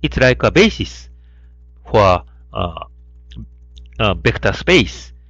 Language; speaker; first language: English; non-native, fluent; Japanese